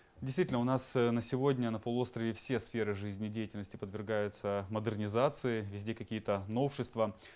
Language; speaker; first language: Russian; native; Russian